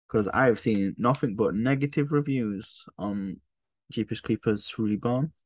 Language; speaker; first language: English; native; English